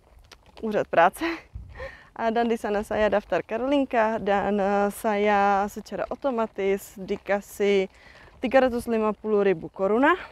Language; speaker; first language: Indonesian; non-native, fluent; Czech